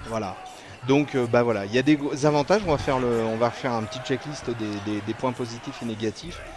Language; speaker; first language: French; native; French